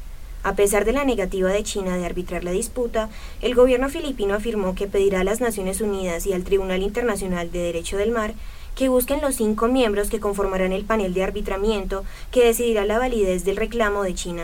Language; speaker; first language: Spanish; native; Spanish